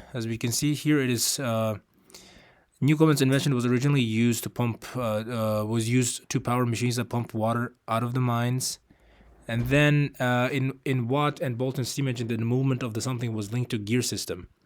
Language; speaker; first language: English; non-native, fluent; Uzbek